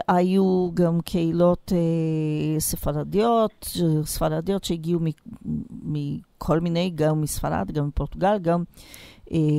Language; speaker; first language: Hebrew; non-native, fluent; Portuguese